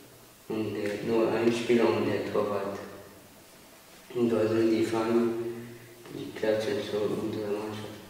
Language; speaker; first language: German; non-native, learner; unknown